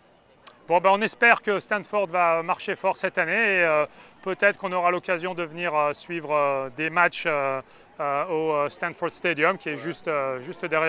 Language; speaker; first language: French; native; French